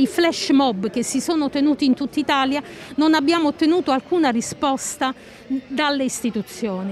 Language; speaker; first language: Italian; native; Italian